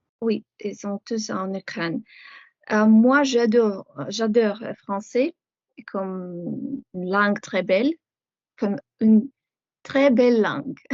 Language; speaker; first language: French; non-native, fluent; Ukrainian